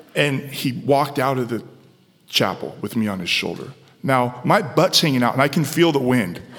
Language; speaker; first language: English; native; English